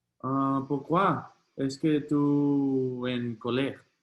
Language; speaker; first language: French; non-native, learner; Spanish